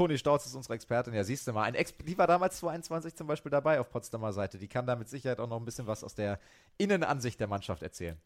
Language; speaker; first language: German; native; German